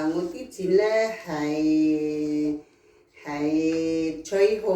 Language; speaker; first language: Cantonese; non-native, fluent; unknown